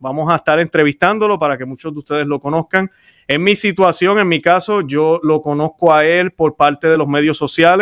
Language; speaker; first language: Spanish; native; Spanish